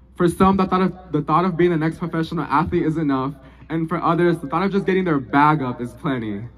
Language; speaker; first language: English; early bilingual, other home language; Spanish